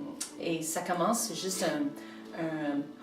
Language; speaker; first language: French; non-native, local second language; English